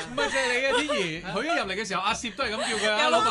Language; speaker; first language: Cantonese; native; Cantonese